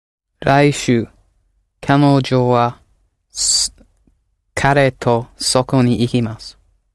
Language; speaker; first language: Japanese; non-native, learner; English